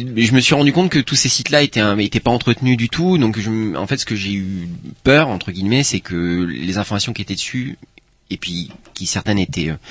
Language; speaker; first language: French; native; French